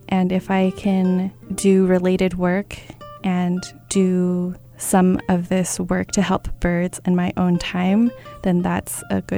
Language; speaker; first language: English; early bilingual, other home language; Chinese